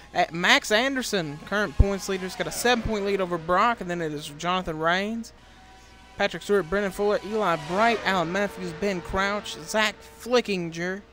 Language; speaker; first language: English; native; English